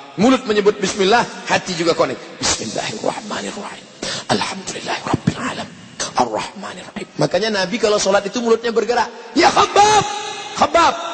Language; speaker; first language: Indonesian; native; Indonesian